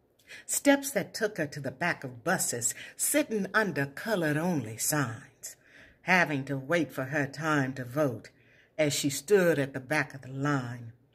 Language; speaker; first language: English; native; English